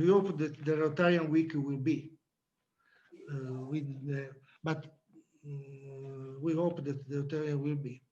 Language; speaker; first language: English; non-native, learner; Italian